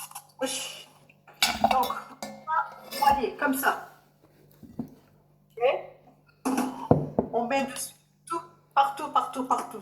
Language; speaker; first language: French; non-native, learner; Japanese